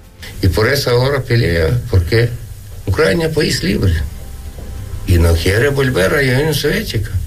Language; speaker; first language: Spanish; non-native, learner; Ukrainian